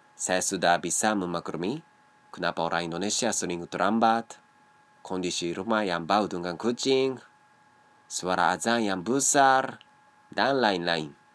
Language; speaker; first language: Indonesian; non-native, learner; Japanese